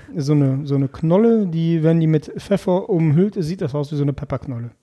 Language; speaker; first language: German; early bilingual, other home language; Russian